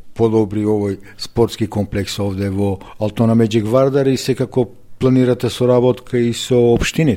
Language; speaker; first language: Macedonian; native; Macedonian